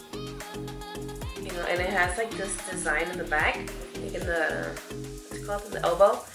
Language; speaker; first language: English; early bilingual, other home language; Spanish